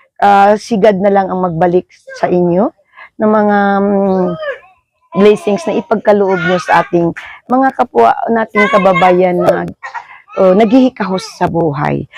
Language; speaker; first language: Filipino; non-native, local second language; Hiligaynon